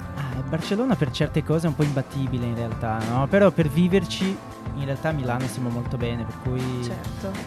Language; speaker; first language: Italian; non-native, fluent; Portuguese